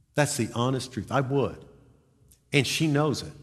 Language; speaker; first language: English; native; English